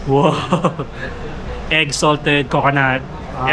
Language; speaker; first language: English; non-native, local second language; Filipino